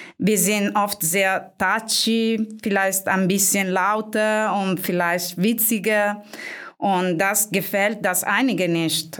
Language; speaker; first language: German; non-native, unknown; Italian